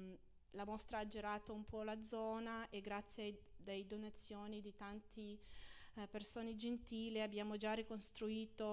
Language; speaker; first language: Italian; non-native, fluent; Ukrainian